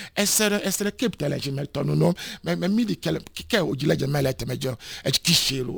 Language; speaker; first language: Hungarian; non-native, fluent; Yoruba